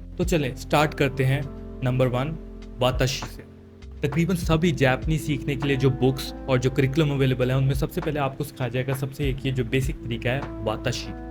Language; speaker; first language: Urdu; native; Urdu